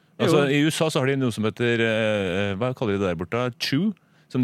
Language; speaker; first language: Norwegian; native; Norwegian